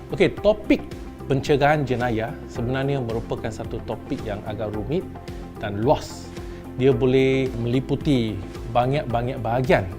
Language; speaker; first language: Malay; non-native, local second language; Chinese